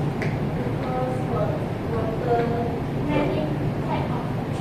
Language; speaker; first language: English; non-native, learner; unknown